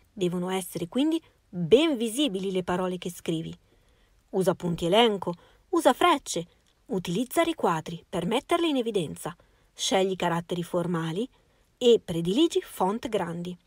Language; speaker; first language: Italian; native; Italian